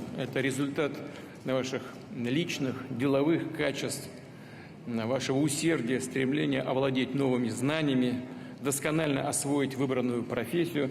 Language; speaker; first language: Russian; native; Russian